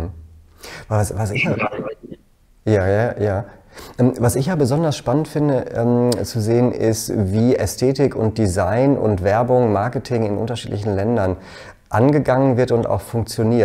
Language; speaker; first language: German; native; German